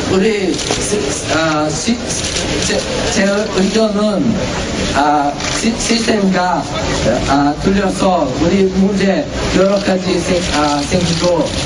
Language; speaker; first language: Korean; non-native, learner; Portuguese